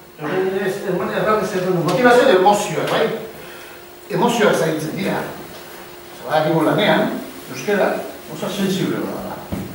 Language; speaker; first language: Basque; native; Basque